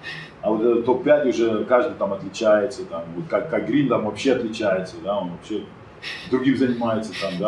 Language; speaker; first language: Russian; non-native, fluent; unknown